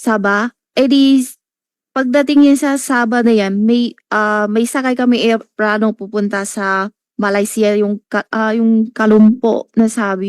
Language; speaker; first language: Filipino; non-native, local second language; Chinese